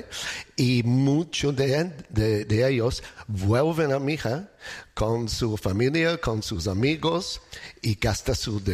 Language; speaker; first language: Spanish; non-native, learner; English